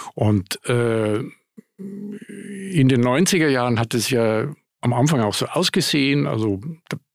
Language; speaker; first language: German; native; German